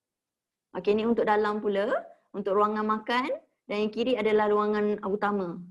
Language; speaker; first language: Malay; native; Malay